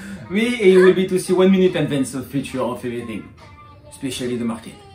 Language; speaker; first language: English; non-native, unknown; French